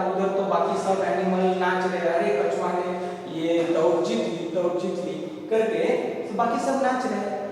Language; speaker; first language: Hindi; non-native, local second language; Marathi